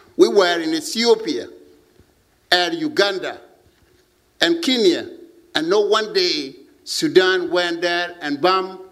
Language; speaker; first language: English; non-native, learner; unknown